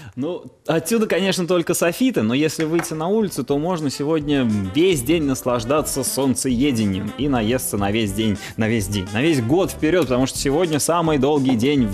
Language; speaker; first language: Russian; native; Russian